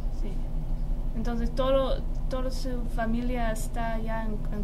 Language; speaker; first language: Spanish; non-native, learner; English